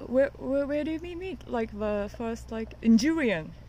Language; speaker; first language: English; non-native, learner; Japanese